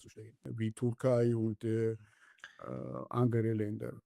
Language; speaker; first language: German; non-native, learner; Georgian